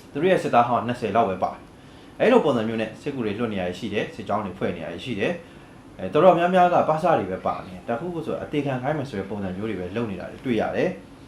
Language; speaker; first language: Burmese; native; Burmese